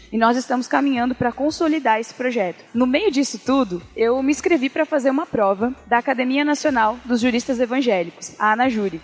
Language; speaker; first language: Portuguese; native; Portuguese